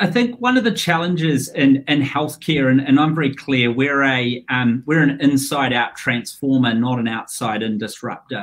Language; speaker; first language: English; native; English